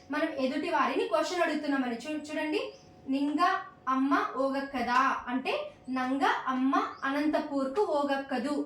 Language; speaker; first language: Telugu; non-native, local second language; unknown